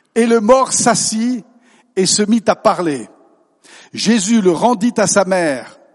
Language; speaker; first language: French; native; French